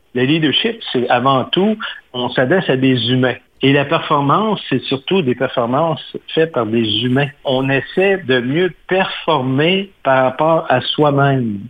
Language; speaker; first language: French; native; French